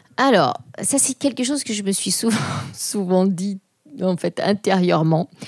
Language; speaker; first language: French; native; French